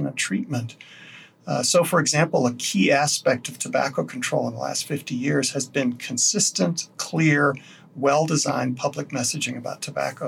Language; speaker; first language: English; native; English